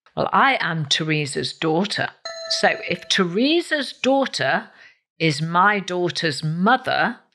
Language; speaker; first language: English; native; English